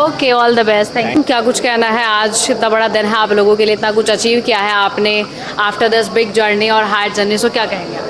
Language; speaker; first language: Hindi; native; Hindi